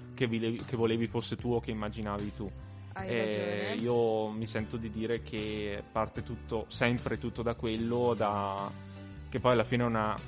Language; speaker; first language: Italian; native; Italian